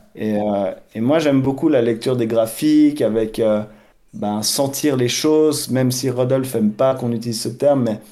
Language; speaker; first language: French; native; French